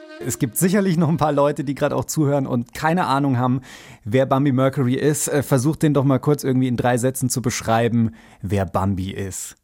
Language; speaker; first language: German; native; German